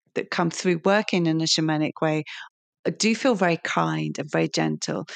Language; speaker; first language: English; native; English